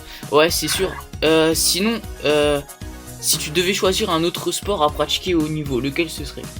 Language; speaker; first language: French; native; French